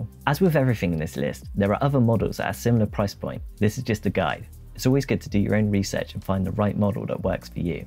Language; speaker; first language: English; native; English